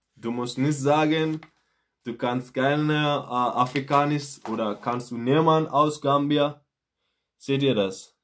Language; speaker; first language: German; non-native, fluent; Mandingo